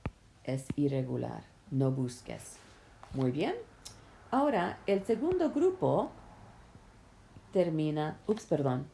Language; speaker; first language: Spanish; non-native, fluent; English